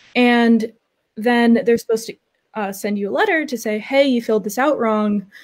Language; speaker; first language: English; native; English